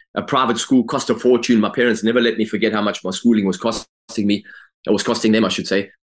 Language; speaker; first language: English; native; English